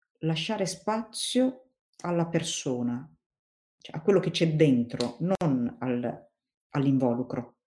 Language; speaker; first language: Italian; non-native, fluent; Tigrinya